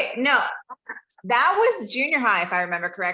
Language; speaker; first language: English; native; English